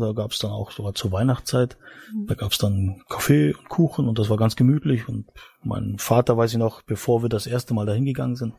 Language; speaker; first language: German; native; German